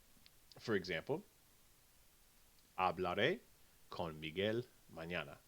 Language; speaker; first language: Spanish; non-native, fluent; English